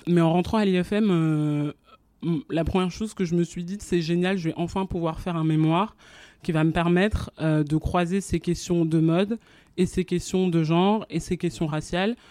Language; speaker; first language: French; native; French